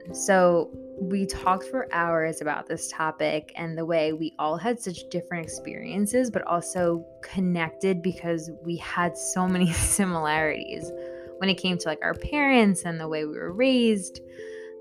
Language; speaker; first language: English; early bilingual, other home language; Spanish